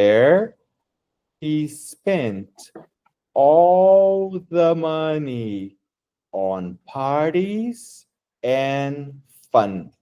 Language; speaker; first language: English; non-native, fluent; Portuguese